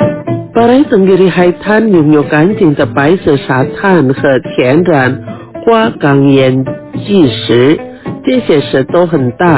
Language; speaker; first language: Chinese; early bilingual, heritage; Chinese